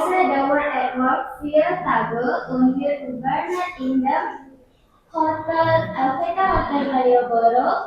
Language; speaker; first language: German; non-native, learner; Indonesian